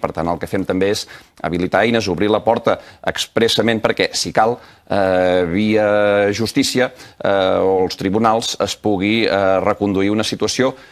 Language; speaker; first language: Catalan; native; Catalan